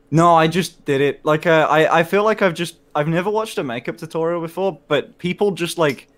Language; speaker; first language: English; native; English